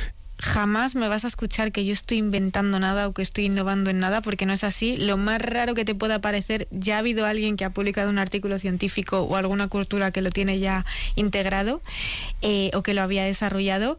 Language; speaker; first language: Spanish; native; Spanish